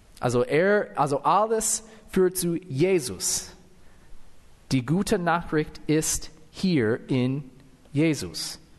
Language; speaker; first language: German; non-native, fluent; English